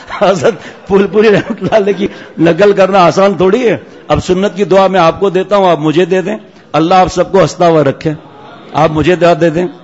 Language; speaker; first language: Urdu; non-native, local second language; Memoni